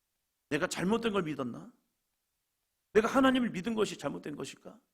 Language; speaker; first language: Korean; native; Korean